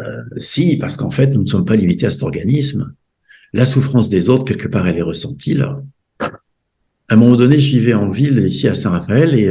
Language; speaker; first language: French; native; French